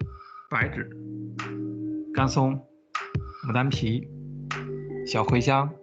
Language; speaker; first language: Chinese; native; Chinese